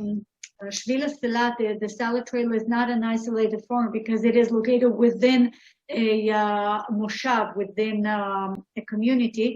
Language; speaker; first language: English; non-native, fluent; Hebrew